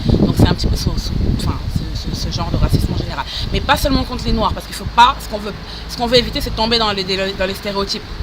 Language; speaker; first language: French; non-native, local second language; Arabic